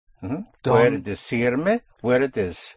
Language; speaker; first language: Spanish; non-native, fluent; English